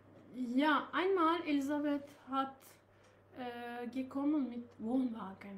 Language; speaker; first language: German; non-native, learner; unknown